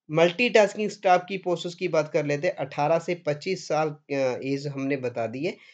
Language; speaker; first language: Hindi; non-native, local second language; Punjabi